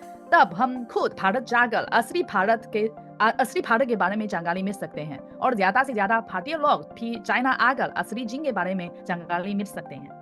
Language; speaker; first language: Hindi; non-native, fluent; Chinese